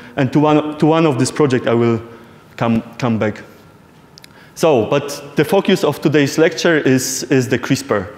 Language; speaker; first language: English; non-native, fluent; Polish